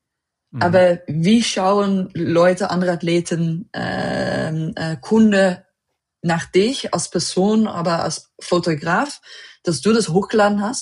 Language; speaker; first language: German; non-native, fluent; Dutch